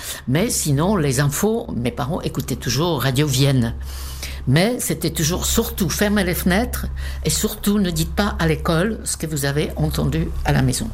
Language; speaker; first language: French; non-native, fluent; Czech